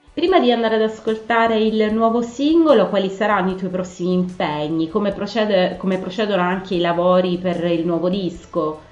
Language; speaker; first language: Italian; native; Italian